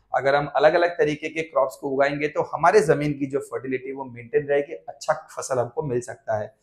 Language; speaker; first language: Hindi; non-native, local second language; Gujarati